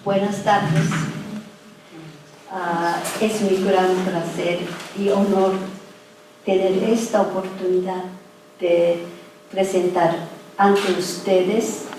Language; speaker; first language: Spanish; non-native, fluent; Japanese